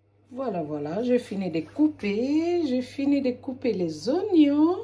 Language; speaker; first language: French; non-native, local second language; Lingala